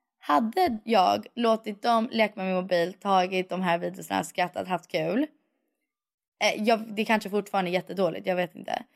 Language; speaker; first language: Swedish; early bilingual, heritage; Swedish